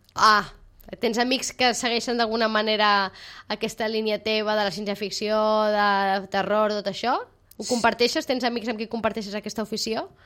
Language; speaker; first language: Catalan; native; Catalan